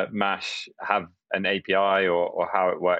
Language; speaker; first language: English; native; English